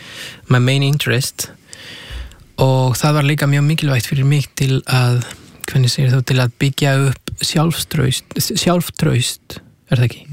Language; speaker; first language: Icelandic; non-native, fluent; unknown